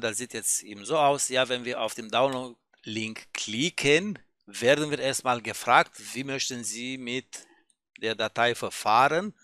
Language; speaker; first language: German; native; German